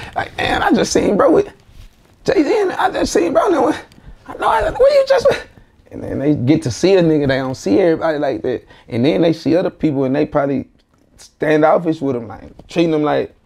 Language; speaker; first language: English; native; English